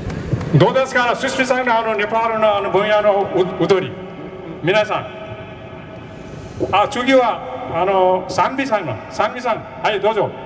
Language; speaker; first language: Japanese; non-native, fluent; Nepali